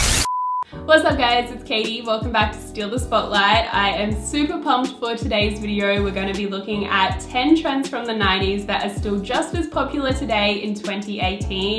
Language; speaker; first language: English; native; English